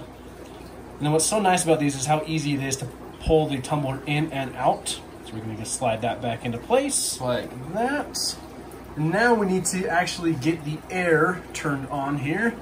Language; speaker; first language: English; native; English